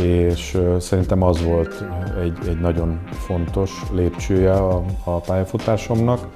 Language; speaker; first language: Hungarian; native; Hungarian